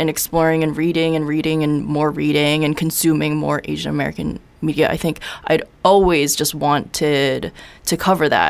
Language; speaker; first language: English; native; English